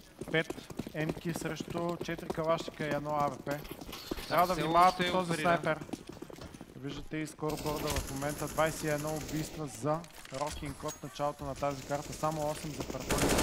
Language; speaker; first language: Bulgarian; native; Bulgarian